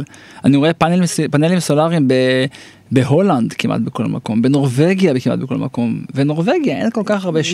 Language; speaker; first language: Hebrew; native; Hebrew